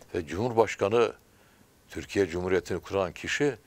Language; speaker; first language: Turkish; native; Turkish